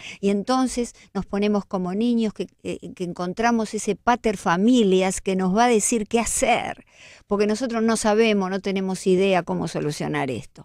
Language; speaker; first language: Spanish; native; Spanish